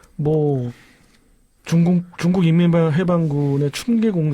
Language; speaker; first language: Korean; native; Korean